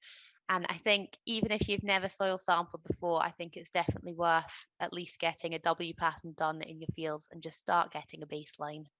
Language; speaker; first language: English; native; English